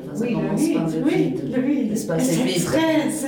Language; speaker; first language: French; non-native, fluent; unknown